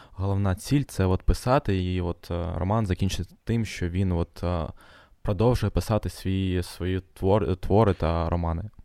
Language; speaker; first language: Ukrainian; non-native, local second language; Russian